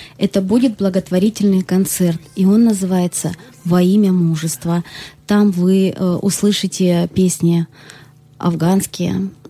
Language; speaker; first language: Russian; native; Russian